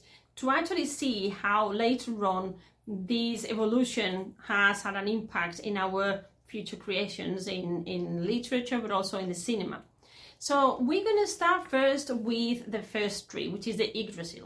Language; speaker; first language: English; non-native, fluent; Spanish